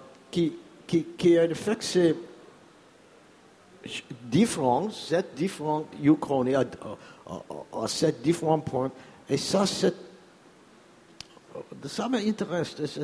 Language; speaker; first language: French; non-native, learner; English